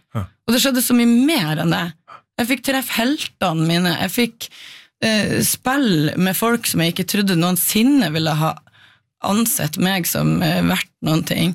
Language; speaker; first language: Norwegian; native; Norwegian